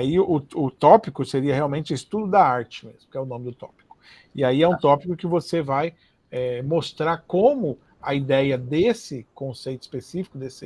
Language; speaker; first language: Portuguese; native; Portuguese